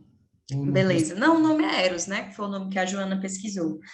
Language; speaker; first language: Portuguese; native; Portuguese